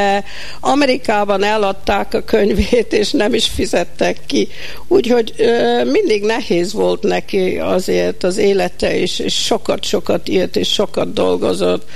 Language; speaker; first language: Hungarian; early bilingual, heritage; Hungarian